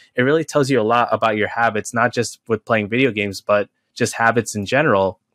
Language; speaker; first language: English; native; English